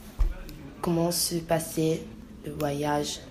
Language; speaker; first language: French; non-native, learner; Italian